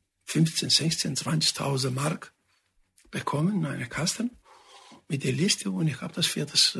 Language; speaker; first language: German; non-native, fluent; Greek